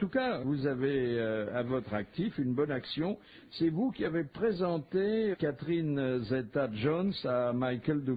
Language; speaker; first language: French; native; French